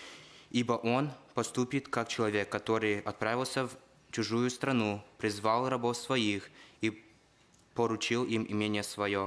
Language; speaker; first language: Russian; early bilingual, heritage; Russian